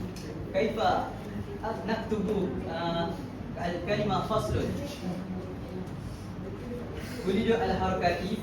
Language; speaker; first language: Arabic; non-native, learner; Malay